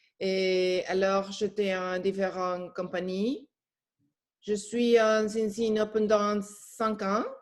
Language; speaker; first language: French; non-native, learner; Spanish